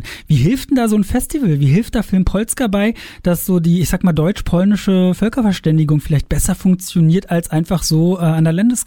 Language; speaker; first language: German; native; German